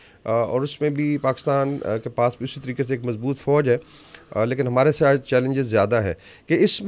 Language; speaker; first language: Urdu; native; Urdu